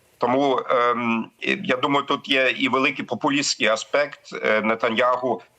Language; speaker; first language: Ukrainian; non-native, fluent; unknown